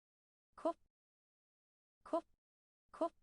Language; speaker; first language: Norwegian; non-native, learner; English